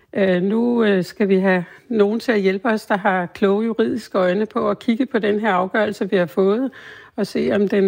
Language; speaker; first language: Danish; native; Danish